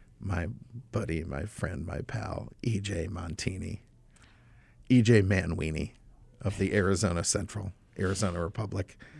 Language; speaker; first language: English; native; English